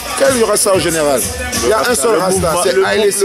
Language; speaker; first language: French; native; French